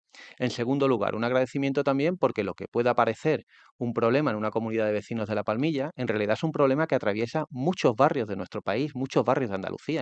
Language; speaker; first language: Spanish; native; Spanish